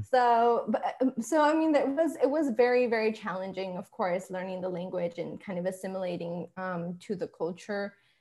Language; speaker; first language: English; early bilingual, other home language; Spanish